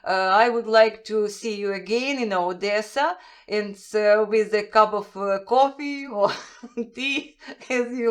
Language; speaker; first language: English; non-native, fluent; Russian